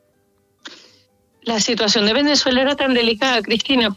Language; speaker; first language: Spanish; native; Spanish